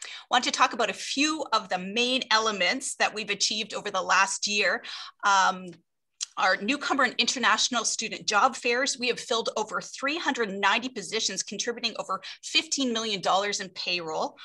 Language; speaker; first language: English; native; English